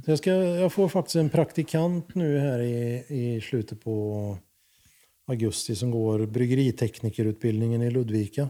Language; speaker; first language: Swedish; native; Swedish